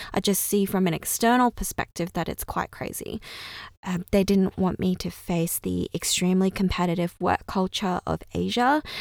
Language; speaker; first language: English; early bilingual, other home language; Cantonese